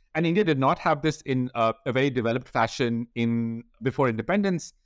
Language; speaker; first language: English; non-native, local second language; Hindi